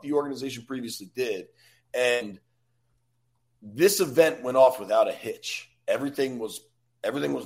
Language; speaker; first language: English; native; English